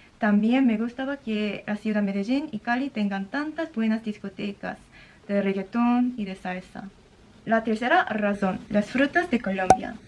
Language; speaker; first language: Spanish; non-native, fluent; Korean